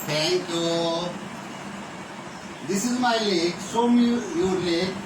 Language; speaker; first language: English; non-native, fluent; Bangla